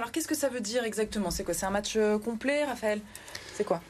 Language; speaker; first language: French; native; French